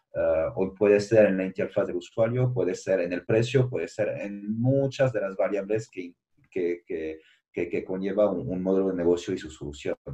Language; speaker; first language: Spanish; non-native, fluent; French